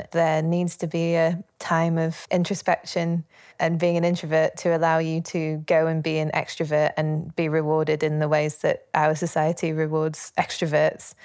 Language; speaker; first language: English; native; English